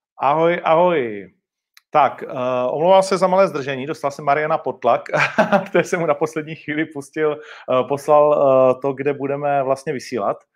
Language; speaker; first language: Czech; native; Czech